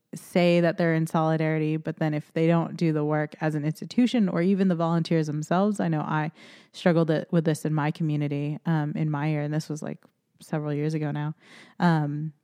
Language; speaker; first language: English; early bilingual, other home language; Filipino